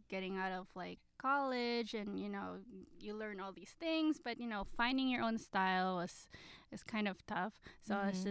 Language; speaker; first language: English; non-native, local second language; Filipino